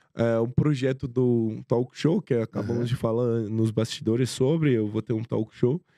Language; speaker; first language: Portuguese; non-native, fluent; Persian